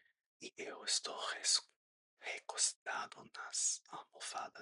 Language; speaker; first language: Portuguese; non-native, learner; English